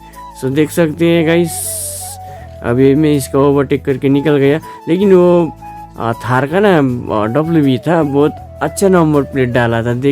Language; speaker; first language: Hindi; non-native, local second language; Nepali